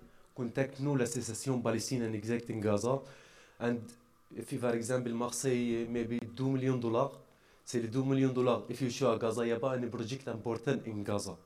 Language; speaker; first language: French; non-native, learner; Arabic